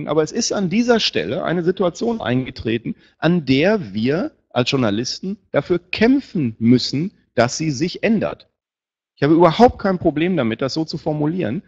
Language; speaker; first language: German; native; German